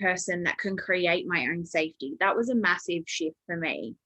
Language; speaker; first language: English; native; English